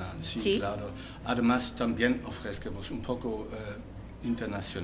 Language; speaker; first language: Spanish; non-native, fluent; German